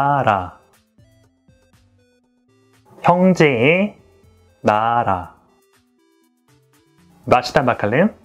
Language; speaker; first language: Korean; non-native, fluent; Turkish